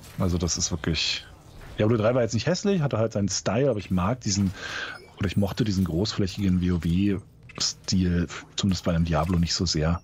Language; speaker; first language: German; native; German